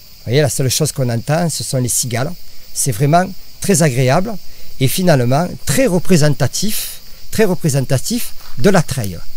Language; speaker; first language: French; native; French